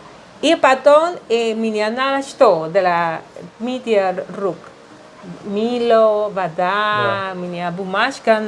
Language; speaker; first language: Russian; non-native, learner; Spanish